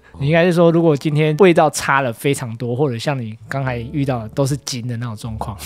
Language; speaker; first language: Chinese; native; Chinese